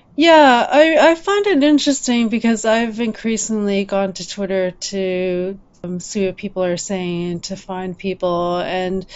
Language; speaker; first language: English; native; English